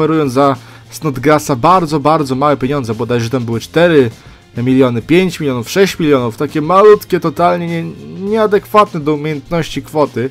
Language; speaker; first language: Polish; native; Polish